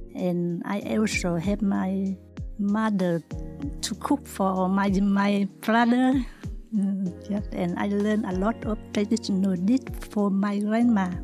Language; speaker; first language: English; non-native, learner; Vietnamese